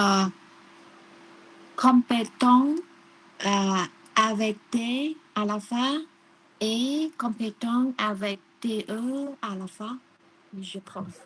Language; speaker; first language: French; non-native, learner; Vietnamese